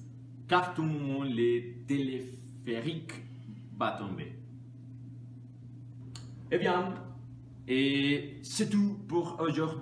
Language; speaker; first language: French; non-native, learner; Spanish